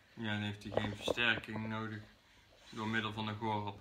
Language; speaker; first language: Dutch; native; Dutch